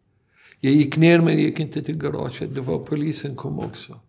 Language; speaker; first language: Swedish; non-native, learner; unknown